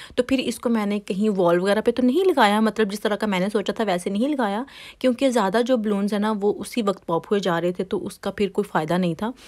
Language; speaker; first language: Urdu; native; Urdu